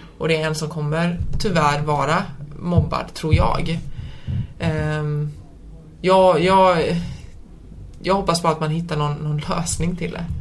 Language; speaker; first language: Swedish; early bilingual, other home language; Polish